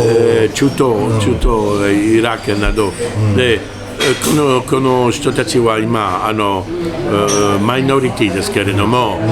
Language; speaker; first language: Japanese; non-native, learner; French